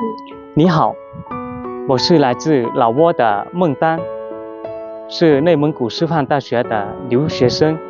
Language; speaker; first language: Chinese; non-native, learner; Lao